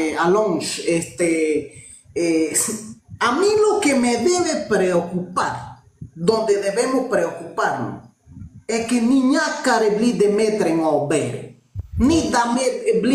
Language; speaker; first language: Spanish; non-native, local second language; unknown